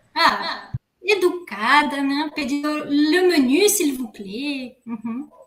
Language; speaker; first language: Portuguese; non-native, fluent; French